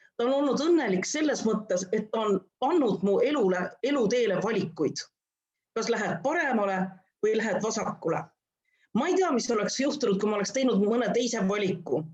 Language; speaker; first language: Estonian; non-native, local second language; Russian